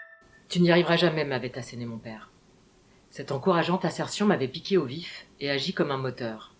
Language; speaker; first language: French; native; French